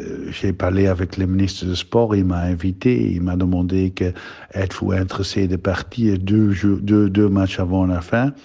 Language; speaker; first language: French; non-native, fluent; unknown